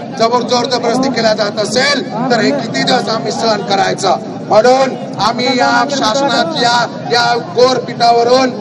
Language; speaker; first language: Marathi; non-native, local second language; Lambadi